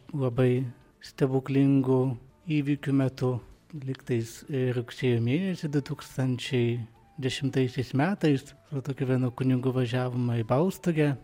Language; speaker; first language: Lithuanian; non-native, local second language; Polish